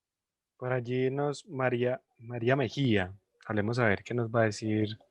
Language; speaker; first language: Spanish; native; Spanish